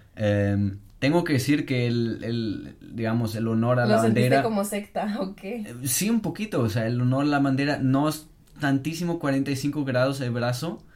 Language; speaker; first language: Spanish; non-native, fluent; German